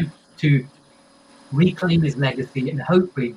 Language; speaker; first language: English; native; English